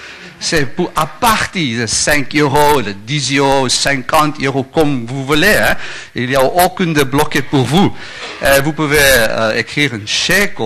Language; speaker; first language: French; non-native, learner; Afrikaans